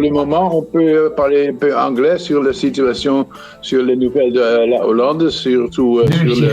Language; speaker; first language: French; non-native, fluent; Dutch